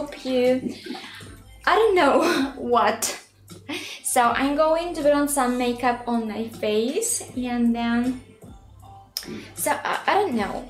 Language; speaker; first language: English; non-native, learner; Russian